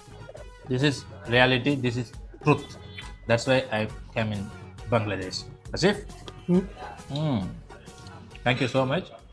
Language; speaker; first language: English; non-native, learner; Tamil